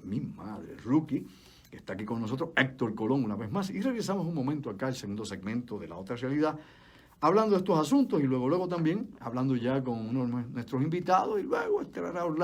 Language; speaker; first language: Spanish; native; Spanish